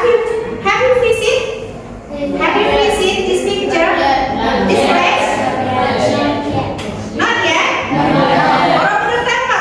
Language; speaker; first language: English; non-native, learner; Indonesian